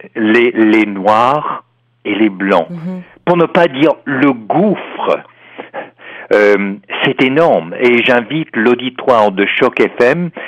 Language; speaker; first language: French; non-native, fluent; English